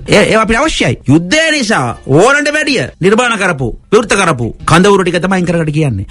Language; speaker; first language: Sinhala; non-native, local second language; Tamil